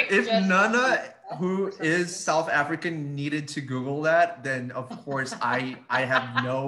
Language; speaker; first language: English; non-native, fluent; Portuguese